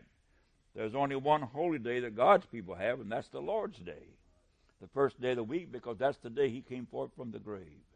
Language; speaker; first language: English; native; English